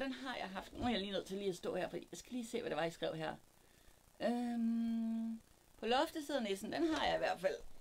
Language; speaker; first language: Danish; native; Danish